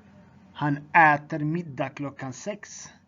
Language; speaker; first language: Swedish; non-native, fluent; Tigrinya